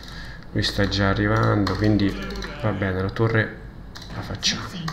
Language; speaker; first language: Italian; native; Italian